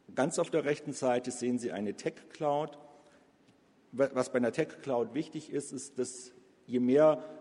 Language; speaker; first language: German; native; German